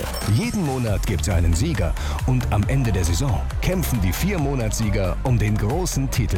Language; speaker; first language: German; native; German